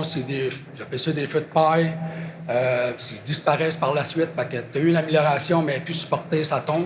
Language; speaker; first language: French; native; French